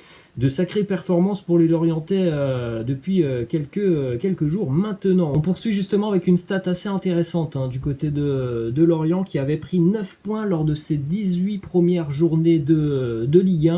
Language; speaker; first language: French; native; French